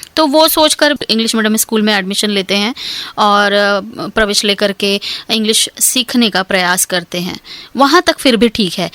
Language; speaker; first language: Hindi; native; Hindi